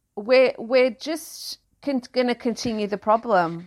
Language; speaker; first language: English; early bilingual, other home language; Greek